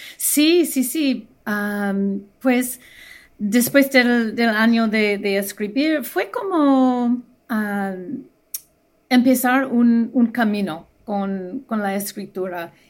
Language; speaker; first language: Spanish; non-native, fluent; English